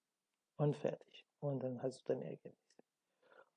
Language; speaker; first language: German; non-native, learner; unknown